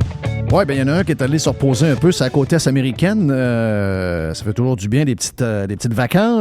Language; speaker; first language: French; native; French